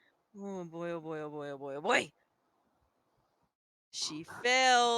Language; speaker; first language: English; native; English